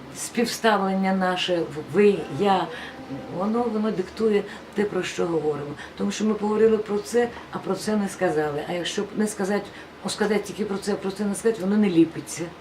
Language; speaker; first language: Ukrainian; non-native, local second language; Russian